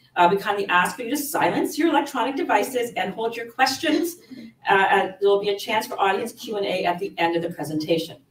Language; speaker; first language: English; native; English